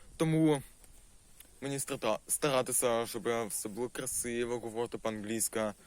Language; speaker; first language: Ukrainian; non-native, local second language; Russian